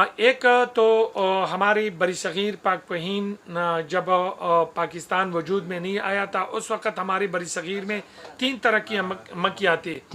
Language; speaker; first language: Urdu; non-native, local second language; Pashto